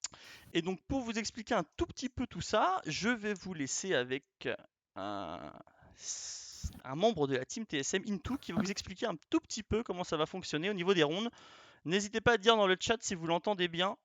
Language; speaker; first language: French; native; French